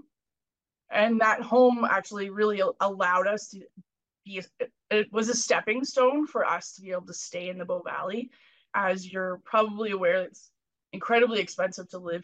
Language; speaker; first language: English; native; English